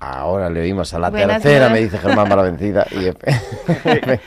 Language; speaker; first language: Spanish; native; Spanish